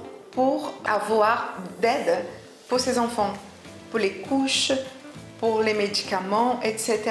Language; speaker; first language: French; non-native, fluent; Portuguese